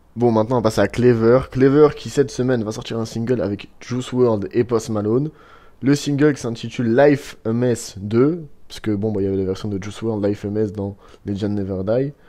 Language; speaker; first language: French; native; French